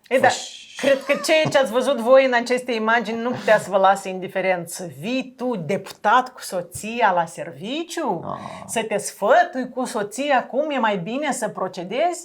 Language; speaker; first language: Romanian; native; Romanian